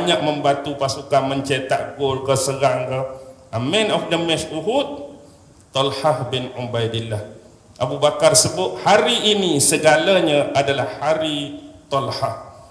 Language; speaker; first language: Malay; native; Malay